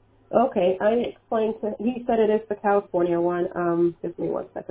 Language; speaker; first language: English; early bilingual, other home language; Spanish